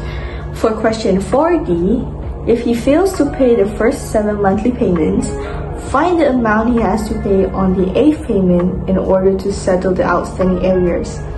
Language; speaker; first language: English; non-native, local second language; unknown